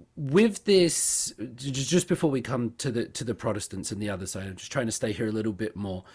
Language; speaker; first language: English; native; English